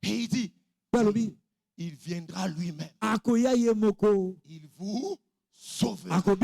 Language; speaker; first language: French; non-native, local second language; Lingala